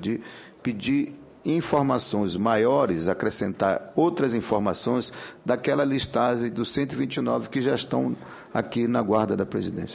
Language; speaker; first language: Portuguese; native; Portuguese